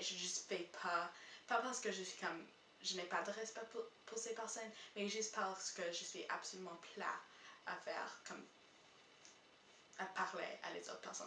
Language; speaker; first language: French; non-native, local second language; English